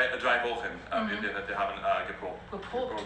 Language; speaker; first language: German; non-native, learner; English